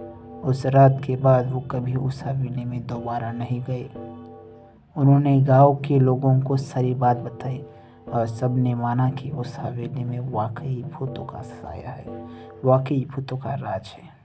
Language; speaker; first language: Hindi; native; Hindi